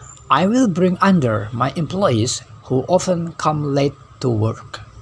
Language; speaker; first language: English; non-native, fluent; Indonesian